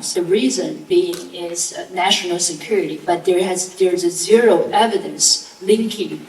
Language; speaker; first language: English; non-native, fluent; Chinese